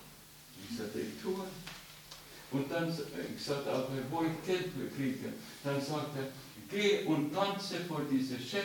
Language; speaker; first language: German; non-native, fluent; Estonian